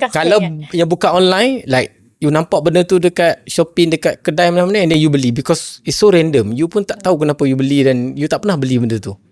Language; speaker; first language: Malay; native; Malay